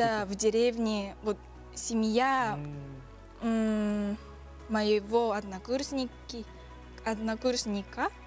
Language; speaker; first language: Russian; non-native, learner; Japanese